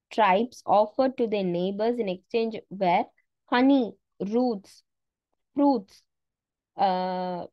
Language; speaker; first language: English; non-native, local second language; Tamil